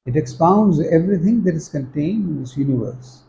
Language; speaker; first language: English; non-native, local second language; Urdu